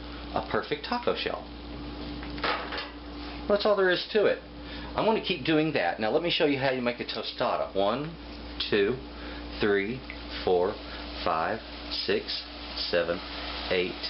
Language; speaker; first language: English; native; English